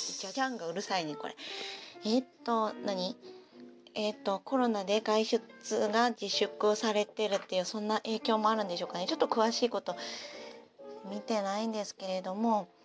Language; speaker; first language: Japanese; native; Japanese